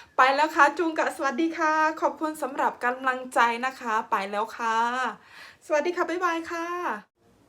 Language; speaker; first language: Thai; non-native, local second language; Khmer